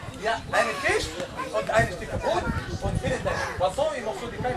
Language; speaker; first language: German; non-native, learner; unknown